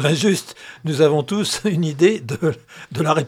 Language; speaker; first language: French; native; French